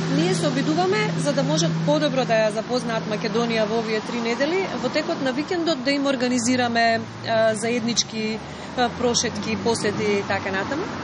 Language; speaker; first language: Macedonian; native; Macedonian